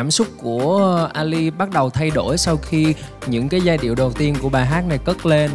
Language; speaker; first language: Vietnamese; native; Vietnamese